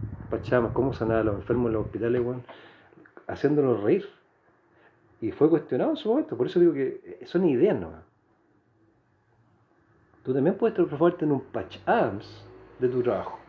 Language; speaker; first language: Spanish; native; Spanish